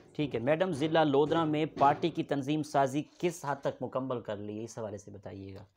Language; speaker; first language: Urdu; non-native, local second language; Saraiki